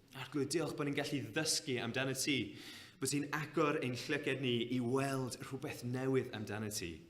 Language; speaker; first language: Welsh; native; Welsh